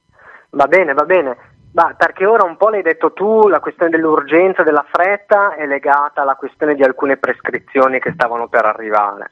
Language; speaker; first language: Italian; native; Italian